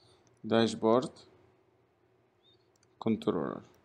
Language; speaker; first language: Arabic; native; Arabic